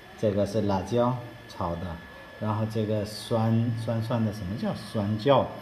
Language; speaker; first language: Chinese; non-native, fluent; Hindi